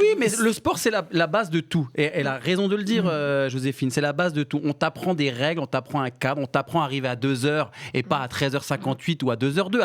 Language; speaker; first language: French; native; French